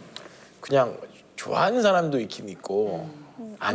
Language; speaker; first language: Korean; non-native, fluent; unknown